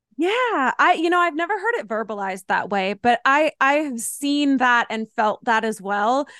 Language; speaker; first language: English; native; English